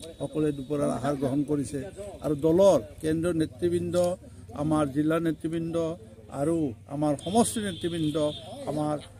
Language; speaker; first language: Assamese; native; Assamese